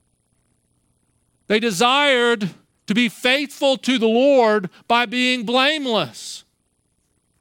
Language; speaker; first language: English; native; English